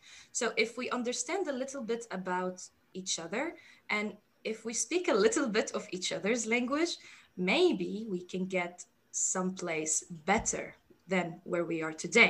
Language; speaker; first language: English; non-native, fluent; Arabic